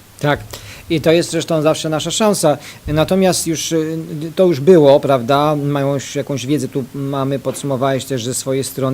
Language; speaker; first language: Polish; native; Polish